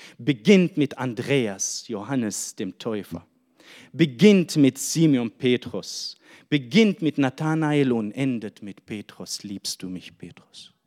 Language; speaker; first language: German; non-native, fluent; Arabic